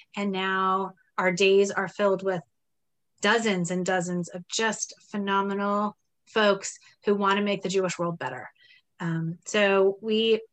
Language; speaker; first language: English; native; English